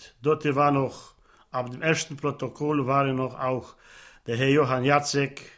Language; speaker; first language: German; non-native, local second language; Polish